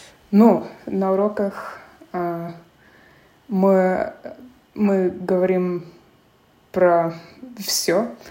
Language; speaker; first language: Russian; non-native, fluent; English